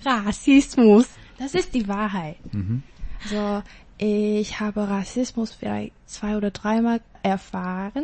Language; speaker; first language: German; non-native, learner; Chinese